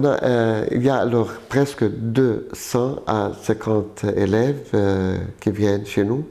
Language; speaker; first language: French; non-native, local second language; Arabic